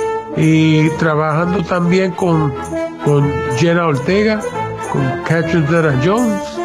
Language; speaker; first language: Spanish; early bilingual, heritage; English